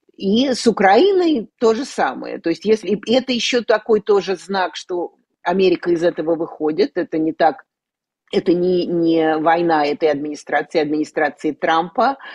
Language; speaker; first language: Russian; native; Russian